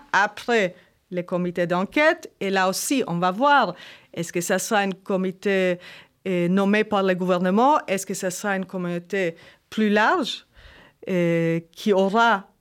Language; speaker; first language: French; non-native, fluent; Hebrew